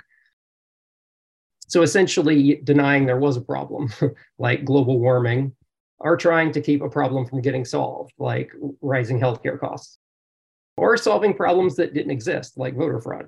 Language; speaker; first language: English; native; English